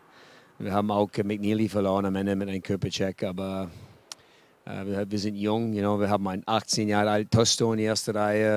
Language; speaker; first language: German; non-native, fluent; English